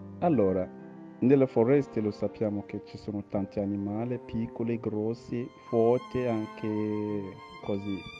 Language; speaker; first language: Italian; non-native, learner; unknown